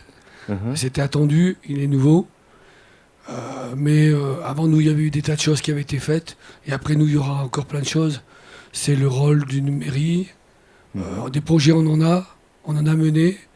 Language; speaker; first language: French; native; French